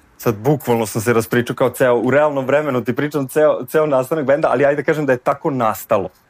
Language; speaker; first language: Serbian; native; Serbian